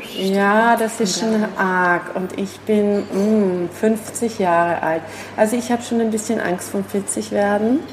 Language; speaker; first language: German; early bilingual, other home language; Persian